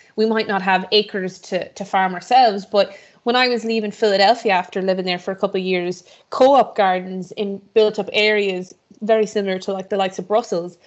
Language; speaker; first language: English; native; English